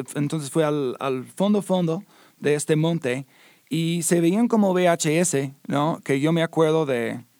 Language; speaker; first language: Spanish; non-native, fluent; English